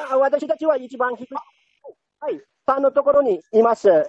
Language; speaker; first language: Japanese; non-native, fluent; Malagasy